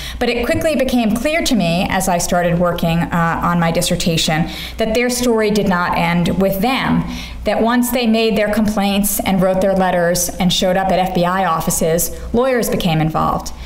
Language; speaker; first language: English; native; English